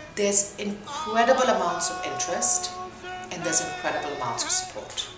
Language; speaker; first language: English; non-native, local second language; Urdu